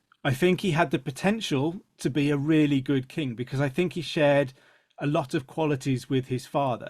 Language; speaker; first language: English; native; English